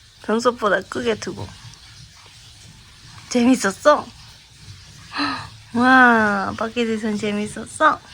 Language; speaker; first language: Korean; non-native, fluent; Japanese